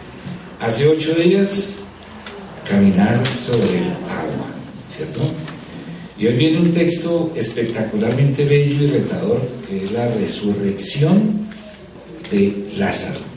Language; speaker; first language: Spanish; native; Spanish